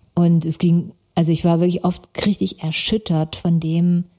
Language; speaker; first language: German; native; German